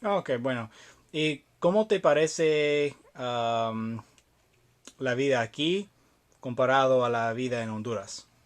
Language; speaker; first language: Spanish; non-native, fluent; English